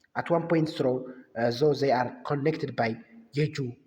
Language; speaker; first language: English; non-native, local second language; Amharic